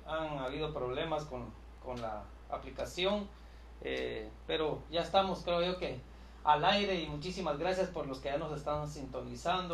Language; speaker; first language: Spanish; native; Spanish